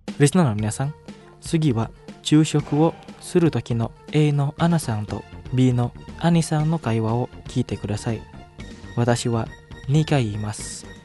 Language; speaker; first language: Japanese; non-native, fluent; Indonesian